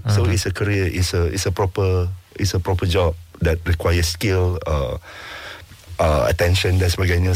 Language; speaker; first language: English; non-native, local second language; Malay